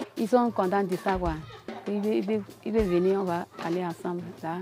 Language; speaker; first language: French; non-native, local second language; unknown